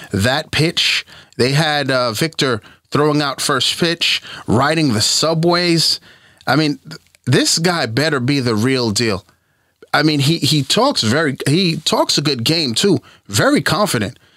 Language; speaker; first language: English; native; English